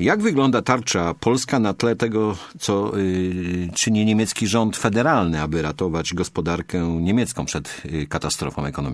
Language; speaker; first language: Polish; native; Polish